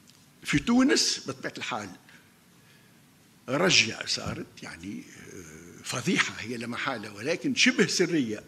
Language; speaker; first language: Arabic; native; Arabic